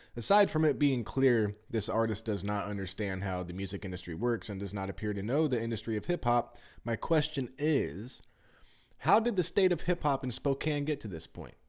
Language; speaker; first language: English; native; English